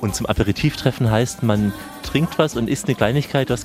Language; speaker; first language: German; native; German